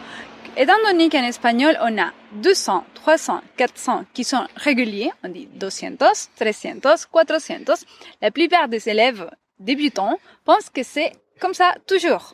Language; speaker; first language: French; non-native, fluent; Spanish